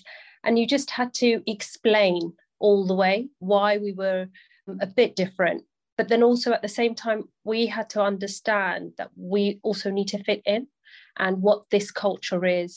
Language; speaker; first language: English; native; English